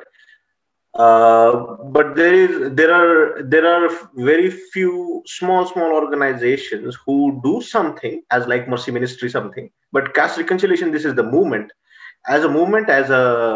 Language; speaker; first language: English; non-native, local second language; Marathi